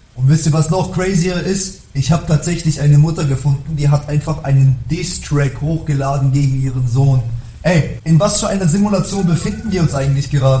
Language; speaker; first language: German; native; German